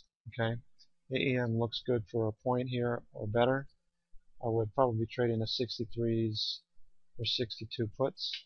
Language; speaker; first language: English; native; English